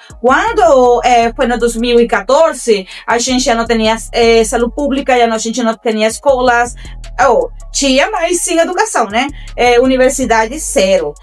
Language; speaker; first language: Portuguese; non-native, fluent; Spanish